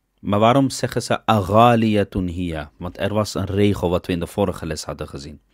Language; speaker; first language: Dutch; early bilingual, other home language; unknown